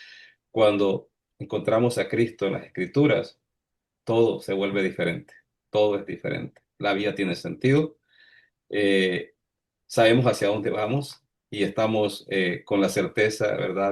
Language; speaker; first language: Spanish; native; Spanish